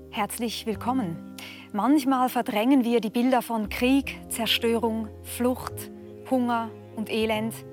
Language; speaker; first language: German; native; German